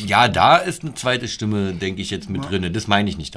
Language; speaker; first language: German; native; German